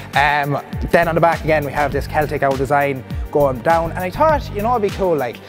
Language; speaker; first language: English; native; English